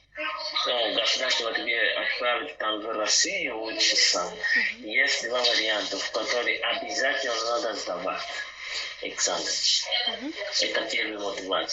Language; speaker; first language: Russian; non-native, learner; Portuguese